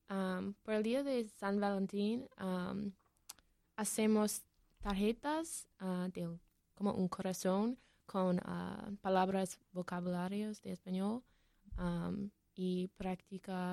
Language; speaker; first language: Spanish; non-native, learner; English